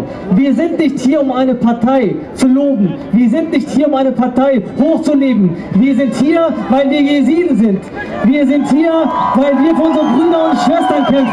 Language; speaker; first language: German; early bilingual, other home language; Kurdish